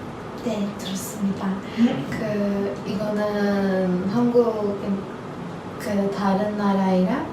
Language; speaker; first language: Korean; non-native, learner; Turkish